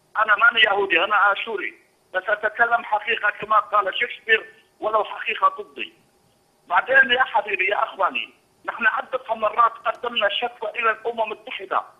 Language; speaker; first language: Arabic; non-native, local second language; Assyrian Neo-Aramaic